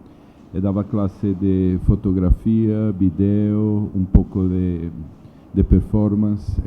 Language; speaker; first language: Spanish; non-native, learner; Portuguese